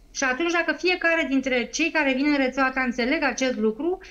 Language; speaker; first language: Romanian; native; Romanian